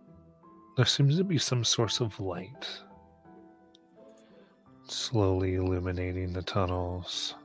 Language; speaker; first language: English; native; English